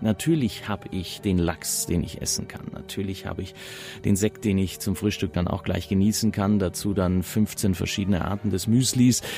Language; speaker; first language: German; native; German